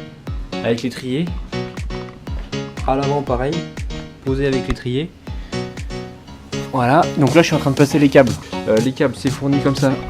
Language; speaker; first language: French; native; French